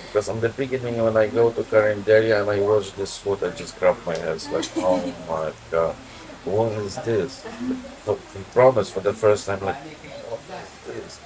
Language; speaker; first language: English; non-native, learner; Polish